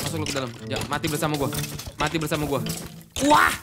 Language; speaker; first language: Indonesian; native; Indonesian